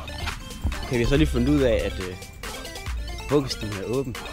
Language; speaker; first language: Danish; native; Danish